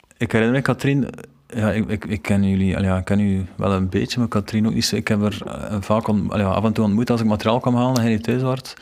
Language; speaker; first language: Dutch; native; Dutch